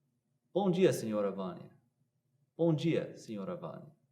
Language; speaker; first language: Portuguese; non-native, fluent; English